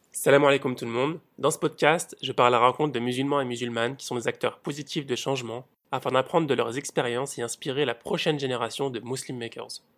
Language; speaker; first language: French; native; French